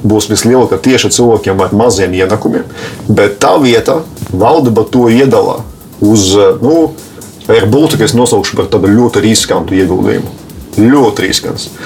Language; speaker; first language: Latvian; non-native, local second language; Russian